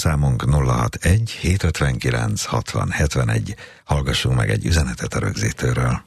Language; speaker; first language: Hungarian; native; Hungarian